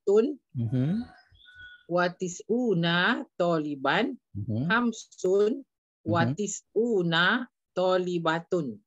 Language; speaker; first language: Arabic; non-native, learner; Malay